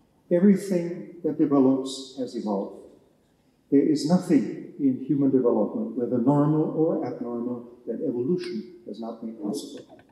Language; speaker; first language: English; non-native, fluent; German